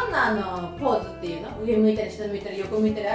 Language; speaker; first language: Japanese; native; Japanese